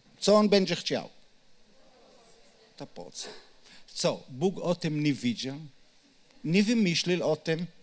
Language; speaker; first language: Polish; non-native, learner; Hebrew